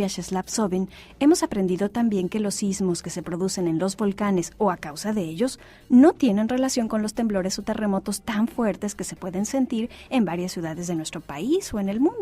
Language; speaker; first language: Spanish; native; Spanish